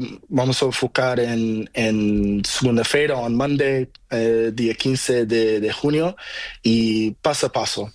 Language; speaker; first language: Spanish; non-native, learner; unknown